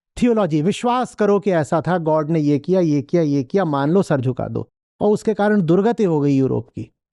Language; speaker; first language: Hindi; native; Hindi